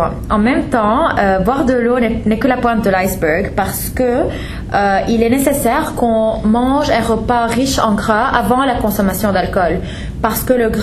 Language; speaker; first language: French; non-native, fluent; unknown